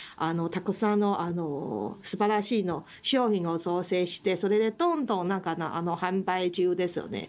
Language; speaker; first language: Japanese; non-native, fluent; Chinese